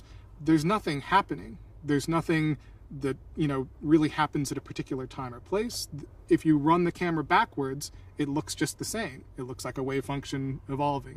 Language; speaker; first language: English; native; English